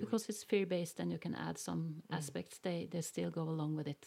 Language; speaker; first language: English; non-native, fluent; Norwegian